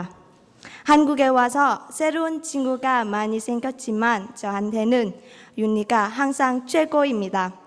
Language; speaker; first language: Korean; non-native, fluent; Vietnamese